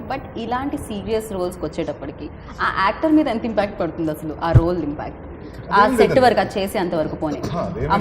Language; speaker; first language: Telugu; native; Telugu